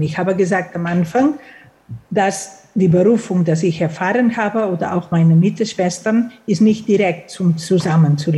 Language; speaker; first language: German; non-native, fluent; Catalan